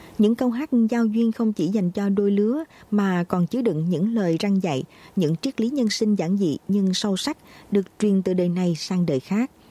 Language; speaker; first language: Vietnamese; native; Vietnamese